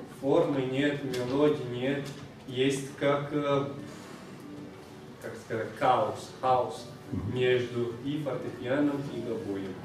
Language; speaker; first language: Russian; non-native, fluent; Portuguese